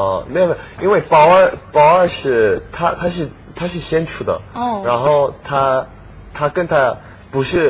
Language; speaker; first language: Chinese; non-native, learner; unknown